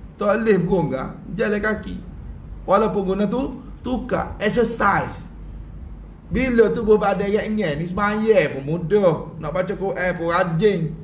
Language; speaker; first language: Malay; native; Malay